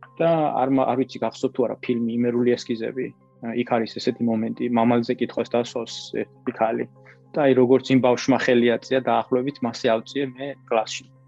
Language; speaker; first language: Georgian; native; Georgian